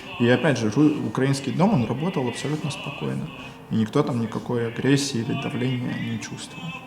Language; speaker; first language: Russian; native; Russian